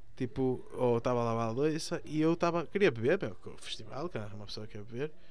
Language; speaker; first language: Portuguese; early bilingual, other home language; Spanish